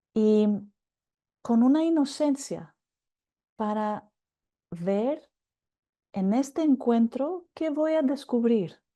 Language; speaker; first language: Spanish; non-native, fluent; Greek